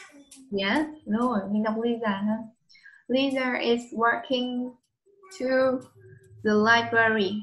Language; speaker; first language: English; non-native, learner; Vietnamese